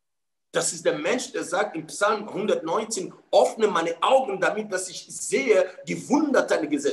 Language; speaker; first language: German; non-native, fluent; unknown